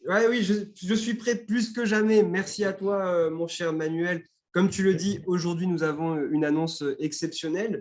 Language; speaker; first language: French; native; French